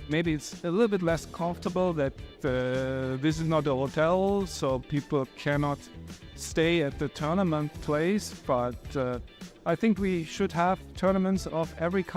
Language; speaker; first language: English; non-native, fluent; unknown